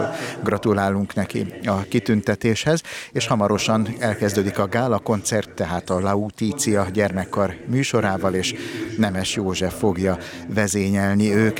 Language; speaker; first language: Hungarian; native; Hungarian